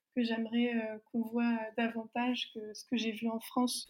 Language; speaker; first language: French; native; French